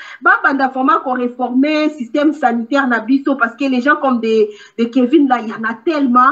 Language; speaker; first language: French; non-native, local second language; Lingala